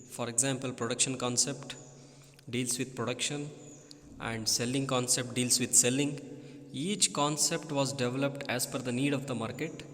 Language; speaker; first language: English; non-native, local second language; Kannada